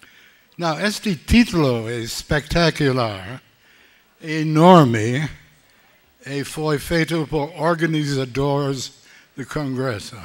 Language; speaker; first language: Portuguese; non-native, learner; English